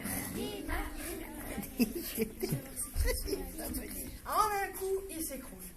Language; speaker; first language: French; native; French